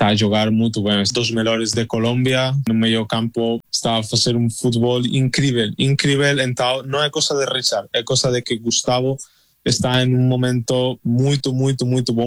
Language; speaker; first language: Portuguese; non-native, fluent; Spanish